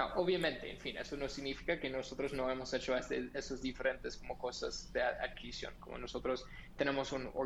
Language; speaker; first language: Spanish; non-native, fluent; English